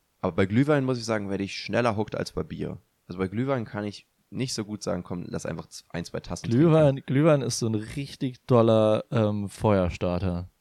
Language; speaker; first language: German; native; German